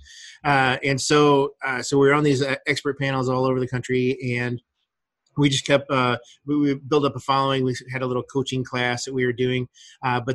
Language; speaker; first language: English; native; English